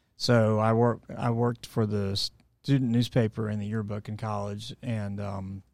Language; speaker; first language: English; native; English